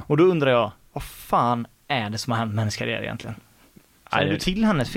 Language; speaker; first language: Swedish; native; Swedish